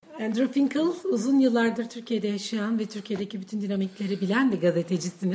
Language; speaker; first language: Turkish; native; Turkish